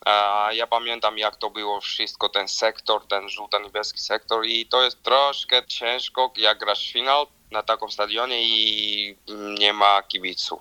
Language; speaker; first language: Polish; non-native, learner; Georgian